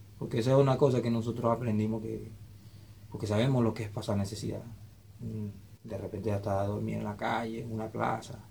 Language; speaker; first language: Spanish; native; Spanish